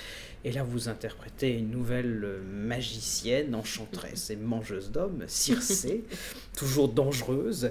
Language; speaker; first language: French; native; French